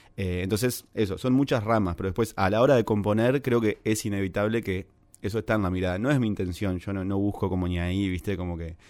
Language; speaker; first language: Spanish; native; Spanish